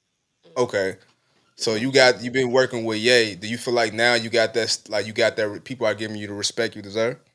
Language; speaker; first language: English; native; English